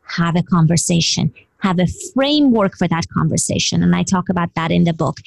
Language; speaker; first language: English; non-native, fluent; Persian